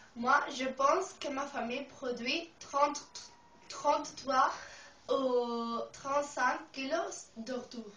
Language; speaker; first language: French; non-native, learner; Spanish